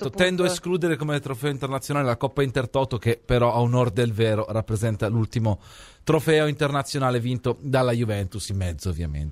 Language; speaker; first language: Italian; native; Italian